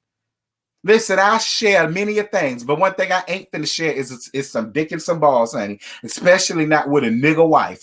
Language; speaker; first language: English; native; English